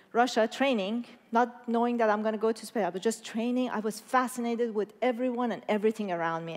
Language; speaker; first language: English; non-native, fluent; Persian